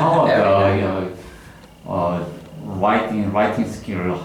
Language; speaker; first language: English; non-native, learner; Korean